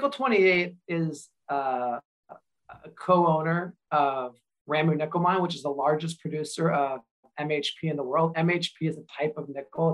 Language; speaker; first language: English; native; English